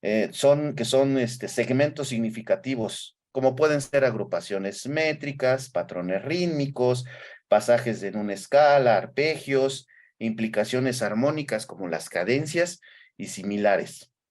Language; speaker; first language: Spanish; native; Spanish